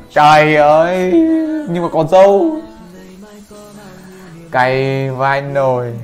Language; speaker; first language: Vietnamese; native; Vietnamese